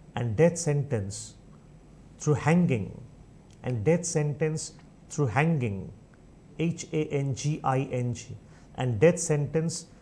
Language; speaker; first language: English; non-native, local second language; Bangla